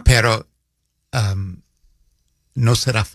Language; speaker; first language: Spanish; non-native, fluent; English